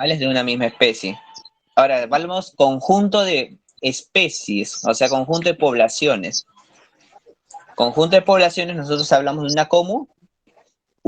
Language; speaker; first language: Spanish; native; Spanish